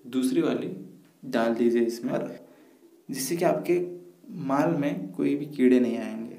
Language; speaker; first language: Hindi; non-native, local second language; Marathi